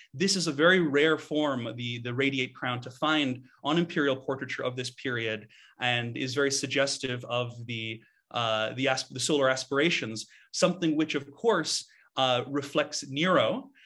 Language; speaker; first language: English; native; English